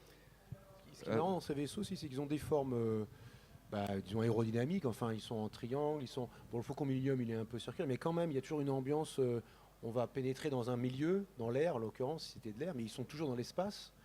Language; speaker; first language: French; native; French